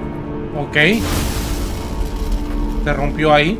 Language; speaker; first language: Spanish; native; Spanish